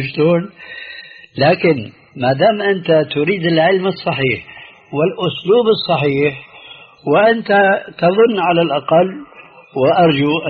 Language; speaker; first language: Arabic; early bilingual, other home language; Albanian